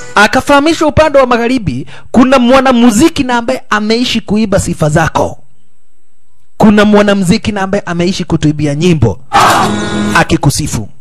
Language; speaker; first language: Swahili; native; Swahili